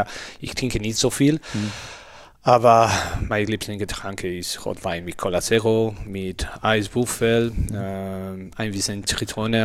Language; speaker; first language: German; non-native, learner; Spanish